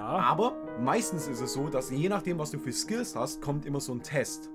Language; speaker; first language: German; native; German